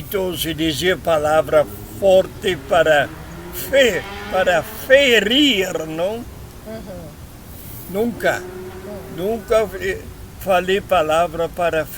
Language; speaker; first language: Portuguese; non-native, learner; Spanish